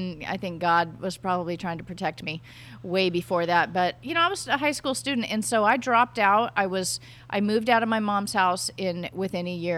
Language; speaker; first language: English; native; English